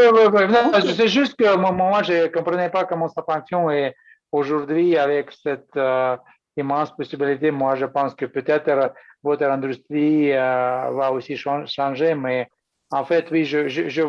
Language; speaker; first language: French; non-native, fluent; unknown